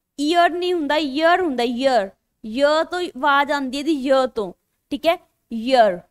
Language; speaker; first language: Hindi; non-native, local second language; Punjabi